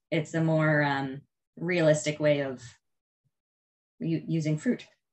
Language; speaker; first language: English; native; English